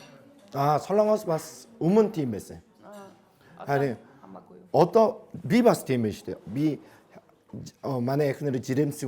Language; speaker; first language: Mongolian; non-native, fluent; Korean